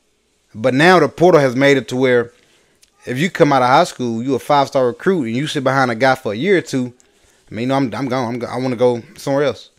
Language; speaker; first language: English; native; English